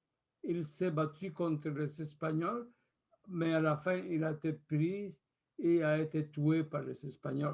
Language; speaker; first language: French; non-native, fluent; Spanish